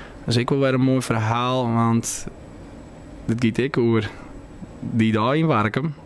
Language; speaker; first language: Dutch; non-native, local second language; Western Frisian